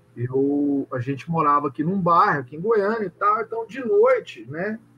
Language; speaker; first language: Portuguese; native; Portuguese